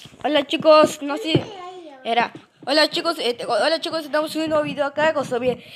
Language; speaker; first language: Spanish; native; Spanish